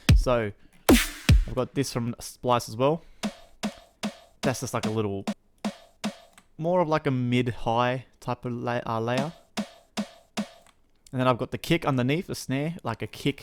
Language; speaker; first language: English; native; English